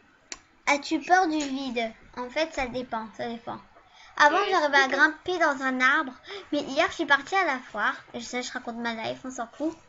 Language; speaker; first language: French; early bilingual, other home language; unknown